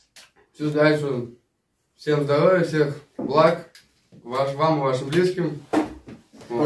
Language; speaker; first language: Russian; native; Russian